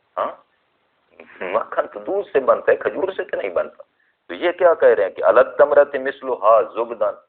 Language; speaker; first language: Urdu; non-native, local second language; Punjabi